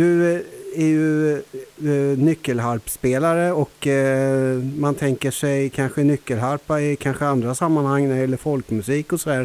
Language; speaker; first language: Swedish; native; Swedish